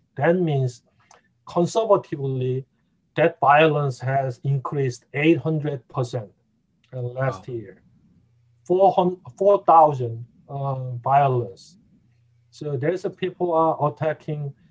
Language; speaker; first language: English; non-native, fluent; Korean